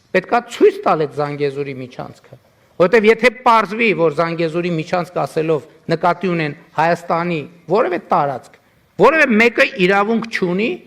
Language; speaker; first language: Armenian; native; Armenian